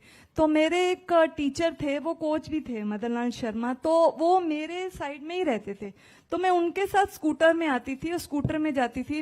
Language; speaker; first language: Hindi; non-native, local second language; Punjabi